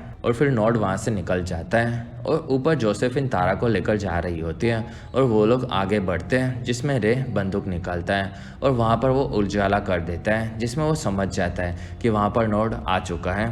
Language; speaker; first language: Hindi; native; Hindi